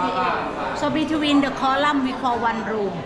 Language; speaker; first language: English; non-native, fluent; Thai